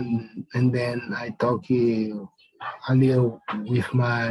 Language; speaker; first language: English; non-native, learner; Portuguese